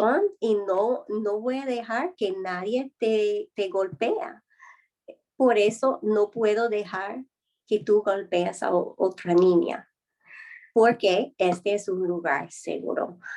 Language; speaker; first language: Spanish; non-native, fluent; English